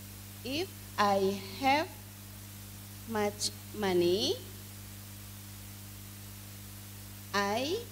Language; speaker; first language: English; non-native, fluent; Indonesian